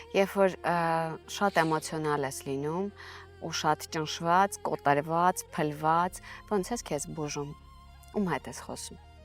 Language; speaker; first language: Armenian; native; Armenian